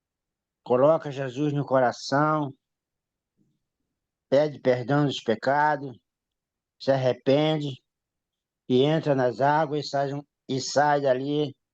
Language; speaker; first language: Portuguese; native; Portuguese